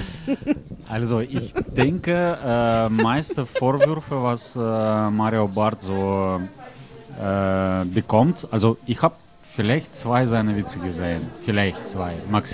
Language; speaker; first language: German; non-native, fluent; Russian